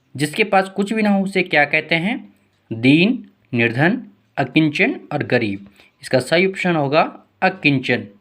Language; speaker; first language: Hindi; native; Hindi